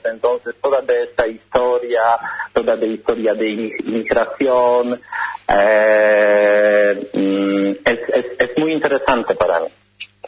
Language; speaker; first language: Spanish; non-native, learner; Polish